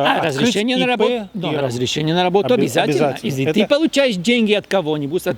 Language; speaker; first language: Russian; non-native, fluent; Spanish